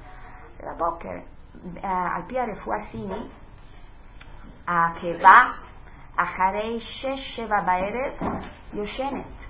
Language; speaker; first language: Hebrew; non-native, fluent; Italian